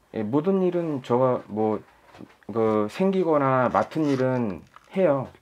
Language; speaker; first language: Korean; native; Korean